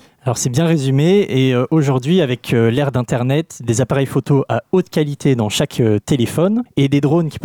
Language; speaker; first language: French; native; French